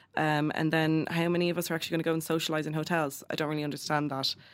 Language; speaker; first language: English; native; English